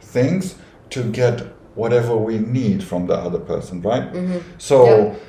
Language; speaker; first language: English; non-native, fluent; Romanian